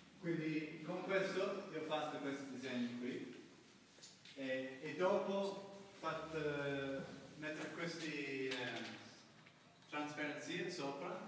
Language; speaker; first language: Italian; non-native, learner; English